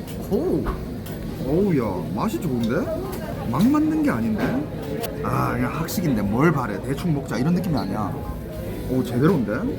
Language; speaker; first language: Korean; native; Korean